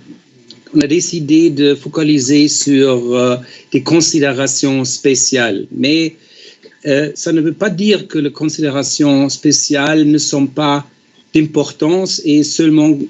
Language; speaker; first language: French; non-native, fluent; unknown